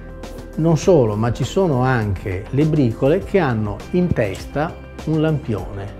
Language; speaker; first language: Italian; native; Italian